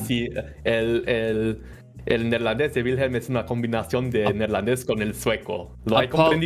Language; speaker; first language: Spanish; non-native, learner; Portuguese